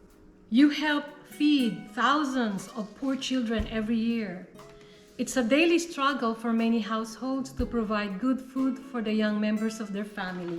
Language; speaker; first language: English; non-native, local second language; Filipino